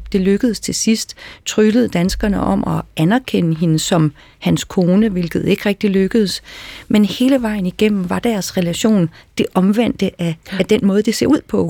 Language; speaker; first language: Danish; native; Danish